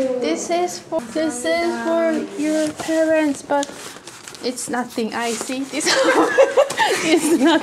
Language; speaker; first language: English; non-native, learner; Korean